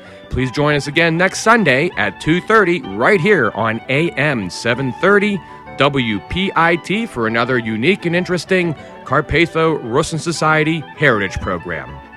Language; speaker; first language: English; native; English